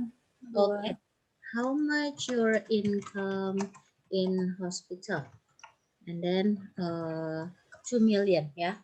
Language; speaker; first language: English; non-native, fluent; Indonesian